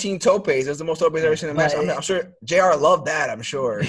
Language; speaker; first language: English; native; English